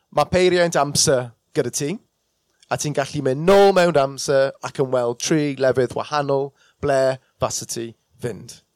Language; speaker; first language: Welsh; non-native, local second language; English